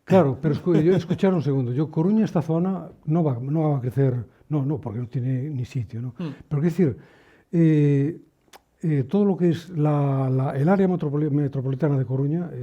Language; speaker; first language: Spanish; native; Spanish